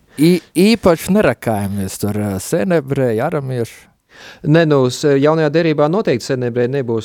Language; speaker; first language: Latvian; native; Latvian